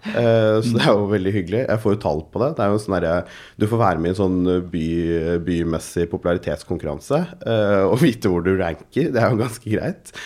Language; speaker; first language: Norwegian; early bilingual, other home language; Urdu